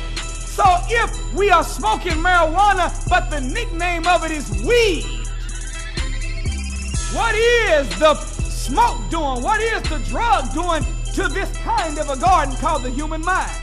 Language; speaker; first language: English; native; English